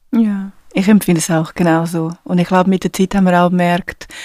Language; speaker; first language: German; non-native, fluent; Portuguese